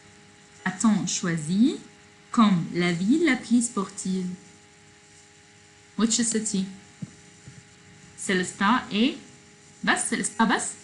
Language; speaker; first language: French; non-native, fluent; Arabic